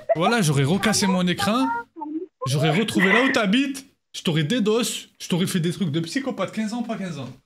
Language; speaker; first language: French; native; French